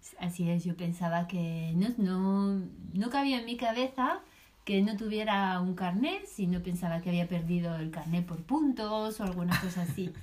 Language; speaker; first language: Spanish; native; Spanish